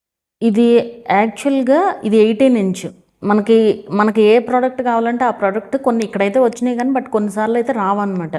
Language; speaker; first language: Telugu; native; Telugu